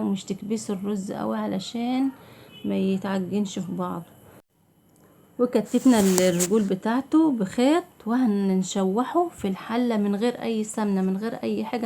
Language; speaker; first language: Arabic; native; Arabic